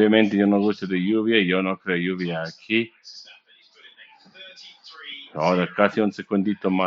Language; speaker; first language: Spanish; non-native, learner; English